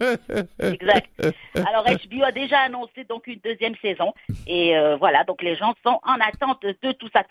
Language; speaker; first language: French; native; French